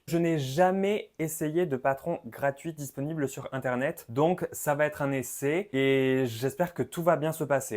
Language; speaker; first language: French; native; French